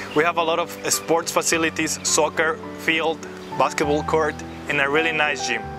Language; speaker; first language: English; non-native, fluent; Spanish